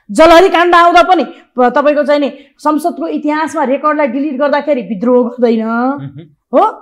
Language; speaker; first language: Nepali; native; Nepali